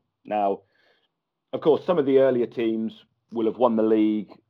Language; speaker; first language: English; native; English